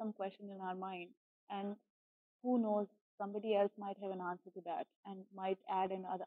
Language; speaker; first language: English; non-native, local second language; Hindi